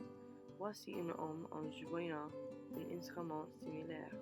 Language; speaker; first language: French; non-native, learner; English